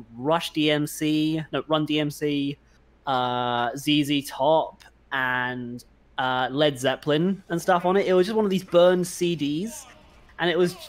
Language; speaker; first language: English; native; English